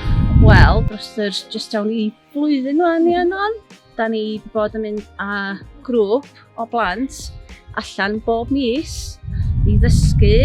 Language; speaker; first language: Welsh; native; Welsh